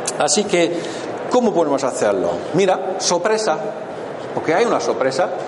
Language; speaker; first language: Spanish; non-native, fluent; German